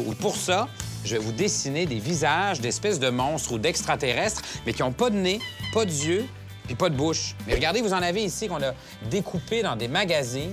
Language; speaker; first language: French; native; French